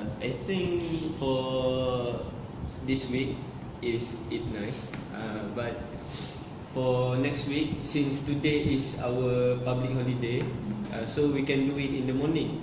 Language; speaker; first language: English; non-native, local second language; Malay